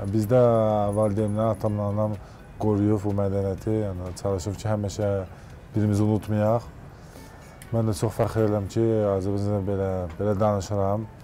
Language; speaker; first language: Azerbaijani; early bilingual, heritage; Azerbaijani